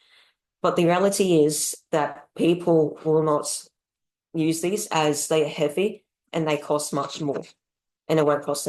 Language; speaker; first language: English; native; English